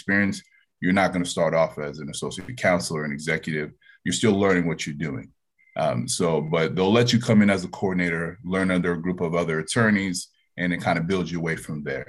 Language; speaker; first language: English; native; English